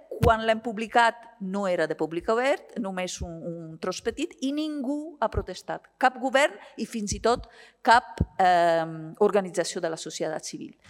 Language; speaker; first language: Catalan; non-native, fluent; Italian